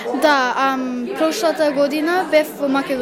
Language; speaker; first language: Macedonian; early bilingual, heritage; Macedonian